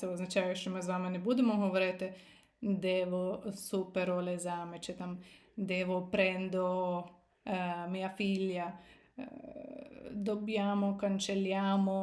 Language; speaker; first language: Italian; non-native, fluent; Ukrainian